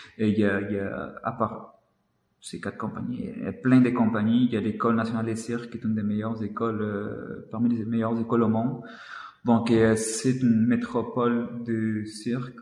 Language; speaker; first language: French; non-native, fluent; Spanish